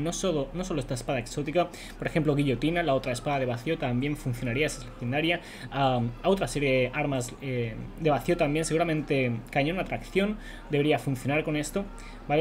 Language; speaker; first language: Spanish; native; Spanish